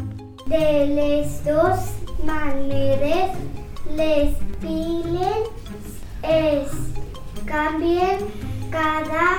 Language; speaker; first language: Catalan; non-native, local second language; Spanish